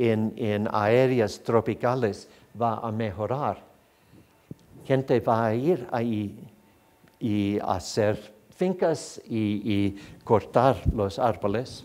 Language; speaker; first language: Spanish; non-native, fluent; English